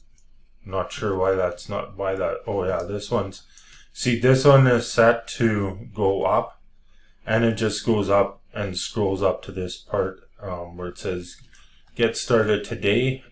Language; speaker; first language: English; native; English